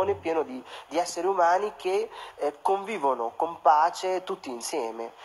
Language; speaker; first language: Italian; non-native, fluent; Urdu